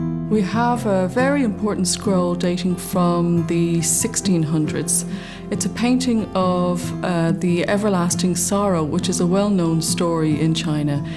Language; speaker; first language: English; native; English